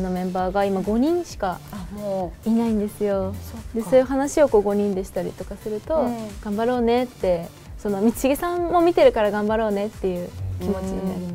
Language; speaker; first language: Japanese; native; Japanese